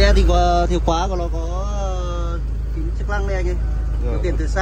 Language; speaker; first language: Vietnamese; native; Vietnamese